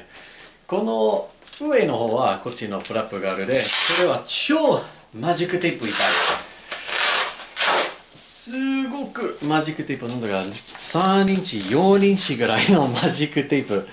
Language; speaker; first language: Japanese; non-native, learner; English